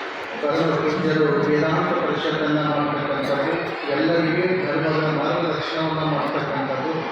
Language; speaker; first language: Kannada; native; Kannada